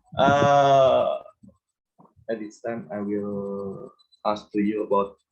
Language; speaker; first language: English; non-native, learner; Indonesian